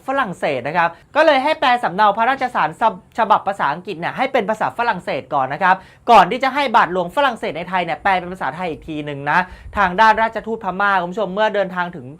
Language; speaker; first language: Thai; native; Thai